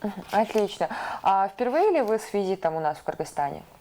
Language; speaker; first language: Russian; native; Russian